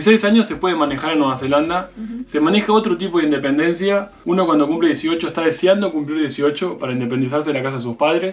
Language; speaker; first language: Spanish; native; Spanish